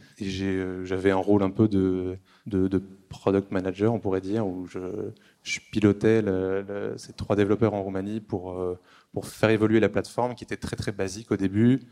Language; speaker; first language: French; native; French